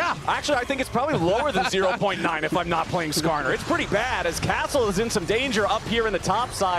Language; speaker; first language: English; native; English